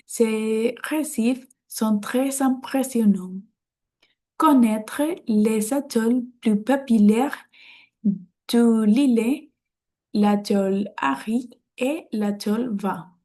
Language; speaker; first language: French; non-native, learner; Spanish